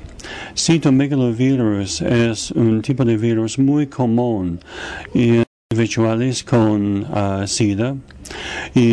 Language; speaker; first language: Spanish; non-native, fluent; English